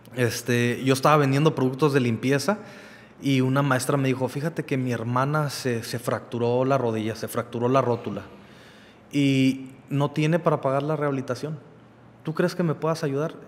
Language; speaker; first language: Spanish; early bilingual, heritage; Spanish